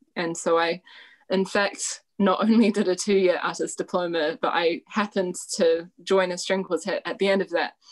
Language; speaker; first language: English; native; English